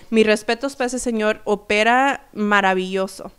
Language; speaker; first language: Spanish; early bilingual, heritage; Spanish